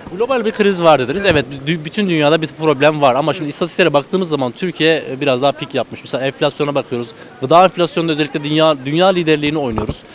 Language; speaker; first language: Turkish; native; Turkish